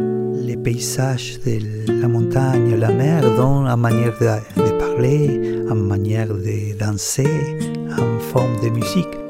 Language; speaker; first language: French; non-native, fluent; Spanish